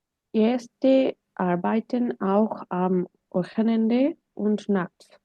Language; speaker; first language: German; non-native, learner; Bangla